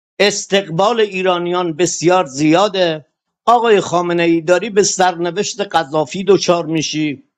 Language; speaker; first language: Persian; non-native, local second language; Kurdish